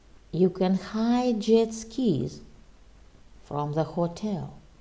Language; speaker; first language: English; non-native, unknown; Russian